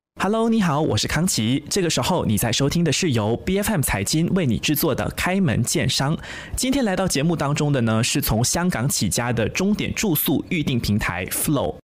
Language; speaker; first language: Chinese; native; Chinese